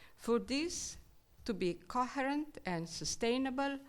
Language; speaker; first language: English; non-native, fluent; Slovenian